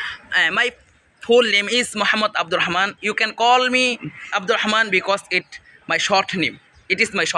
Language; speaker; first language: English; non-native, learner; Bangla